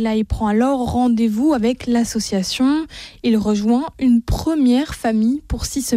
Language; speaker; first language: French; native; French